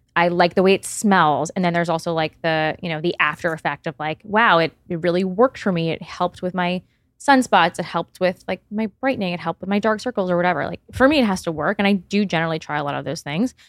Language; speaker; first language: English; native; English